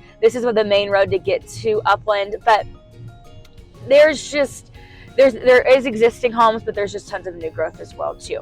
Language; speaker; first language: English; native; English